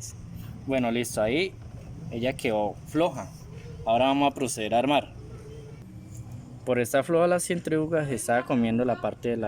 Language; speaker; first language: Spanish; native; Spanish